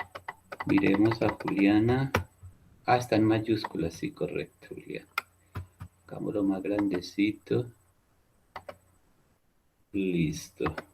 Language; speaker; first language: Spanish; native; Spanish